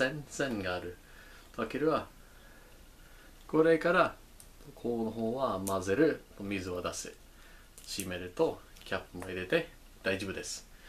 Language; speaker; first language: Japanese; non-native, learner; English